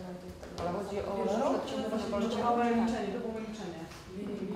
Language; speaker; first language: Polish; native; Polish